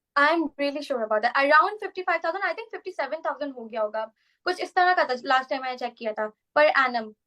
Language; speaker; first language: Urdu; native; Urdu